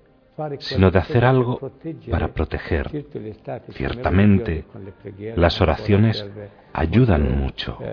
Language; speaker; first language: Spanish; non-native, fluent; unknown